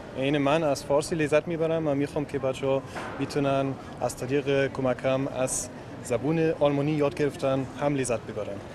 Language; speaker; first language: Persian; non-native, learner; German